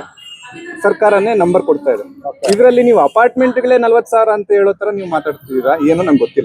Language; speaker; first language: Kannada; native; Kannada